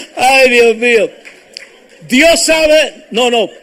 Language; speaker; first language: Spanish; early bilingual, heritage; Spanish